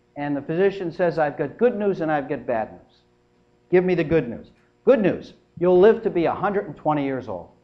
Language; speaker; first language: English; native; English